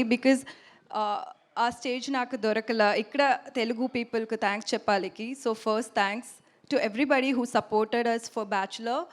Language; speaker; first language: Telugu; non-native, learner; Tamil